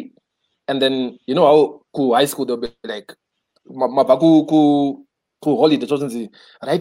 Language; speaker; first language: English; non-native, local second language; Shona